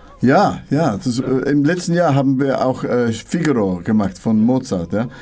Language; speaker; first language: German; non-native, learner; English